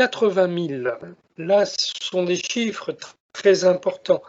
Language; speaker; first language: French; native; French